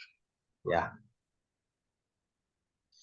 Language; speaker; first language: English; non-native, fluent; Vietnamese